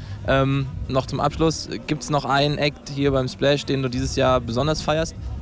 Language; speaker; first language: German; native; German